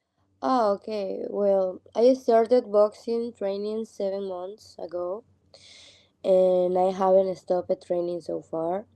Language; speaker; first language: English; non-native, learner; Spanish